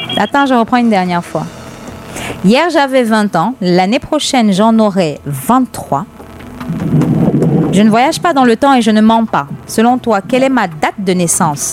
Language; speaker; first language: French; native; French